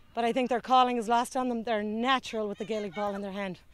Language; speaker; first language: English; native; English